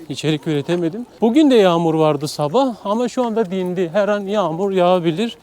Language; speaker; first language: Turkish; native; Turkish